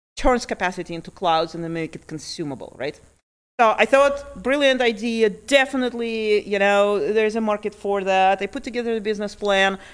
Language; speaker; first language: English; early bilingual, other home language; Russian